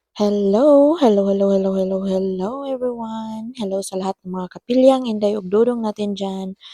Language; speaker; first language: Filipino; non-native, local second language; Cebuano